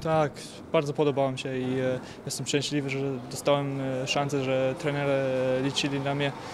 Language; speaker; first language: Polish; non-native, fluent; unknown